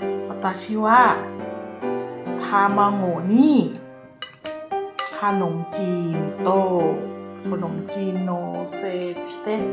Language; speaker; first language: Japanese; non-native, learner; Thai